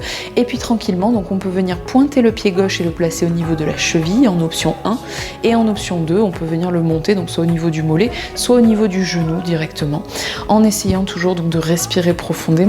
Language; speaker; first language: French; native; French